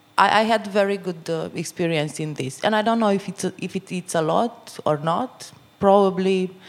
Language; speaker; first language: English; non-native, fluent; Romanian